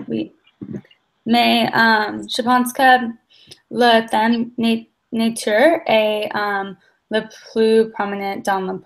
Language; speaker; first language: French; non-native, learner; English